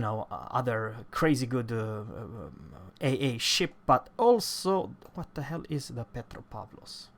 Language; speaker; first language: English; non-native, fluent; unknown